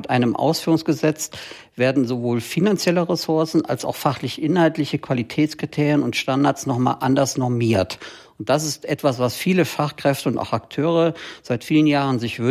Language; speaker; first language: German; native; German